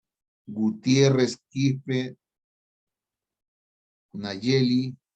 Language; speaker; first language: Spanish; native; Spanish